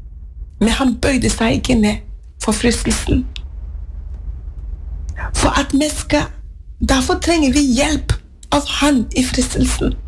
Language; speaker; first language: Norwegian; non-native, fluent; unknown